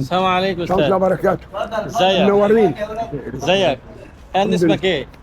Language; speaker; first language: Arabic; native; Arabic